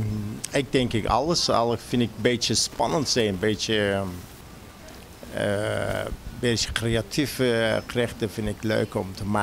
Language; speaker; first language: Dutch; non-native, fluent; Turkish